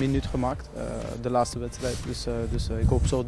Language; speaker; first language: Dutch; non-native, fluent; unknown